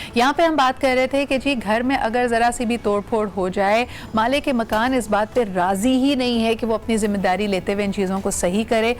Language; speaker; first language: Urdu; native; Urdu